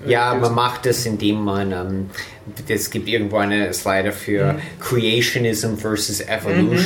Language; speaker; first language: German; non-native, fluent; English